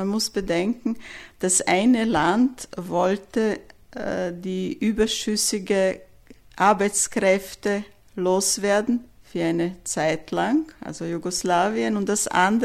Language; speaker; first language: German; non-native, fluent; Serbian